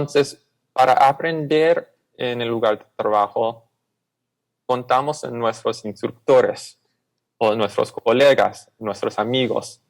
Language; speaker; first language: Spanish; non-native, fluent; English